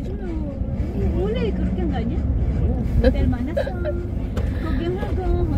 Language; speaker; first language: Korean; non-native, learner; Filipino